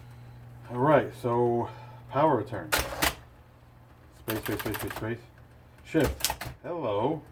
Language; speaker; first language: English; native; English